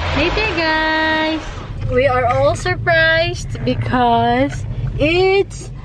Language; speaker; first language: English; non-native, local second language; Filipino